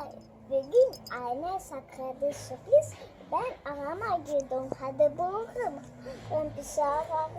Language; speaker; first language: Turkish; non-native, learner; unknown